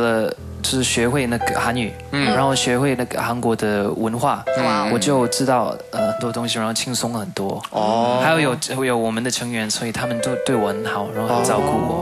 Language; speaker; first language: Chinese; early bilingual, heritage; Chinese